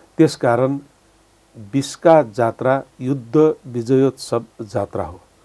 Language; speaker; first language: Nepali; non-native, local second language; Newari